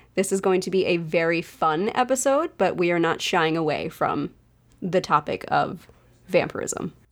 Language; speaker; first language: English; native; English